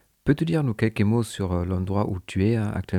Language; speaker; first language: French; native; French